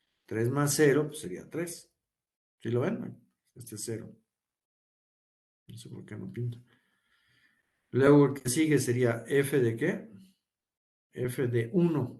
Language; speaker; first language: Spanish; native; Spanish